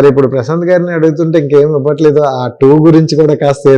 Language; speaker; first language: Telugu; native; Telugu